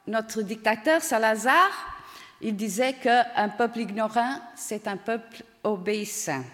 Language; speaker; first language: French; non-native, fluent; Portuguese